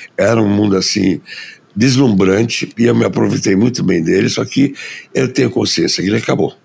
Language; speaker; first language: Portuguese; early bilingual, other home language; German